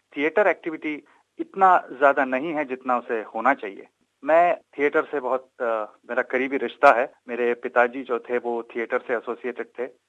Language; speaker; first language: Hindi; non-native, local second language; Kannada